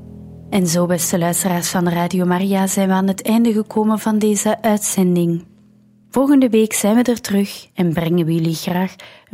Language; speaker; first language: Dutch; native; Dutch